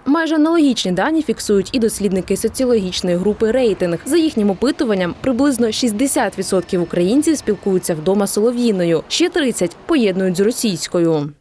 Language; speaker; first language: Ukrainian; native; Ukrainian